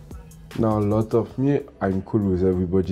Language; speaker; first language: English; non-native, learner; French